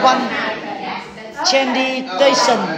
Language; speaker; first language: English; non-native, learner; Vietnamese